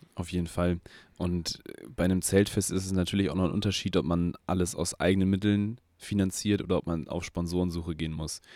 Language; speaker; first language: German; native; German